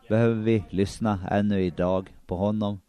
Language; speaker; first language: Swedish; non-native, local second language; Finnish